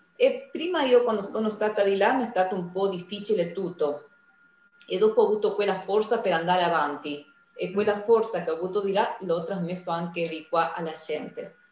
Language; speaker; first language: Italian; non-native, fluent; Spanish